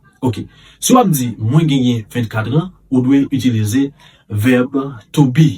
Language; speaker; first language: French; non-native, local second language; Haitian Creole